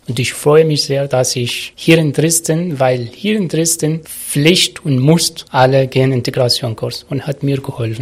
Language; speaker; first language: German; non-native, learner; Arabic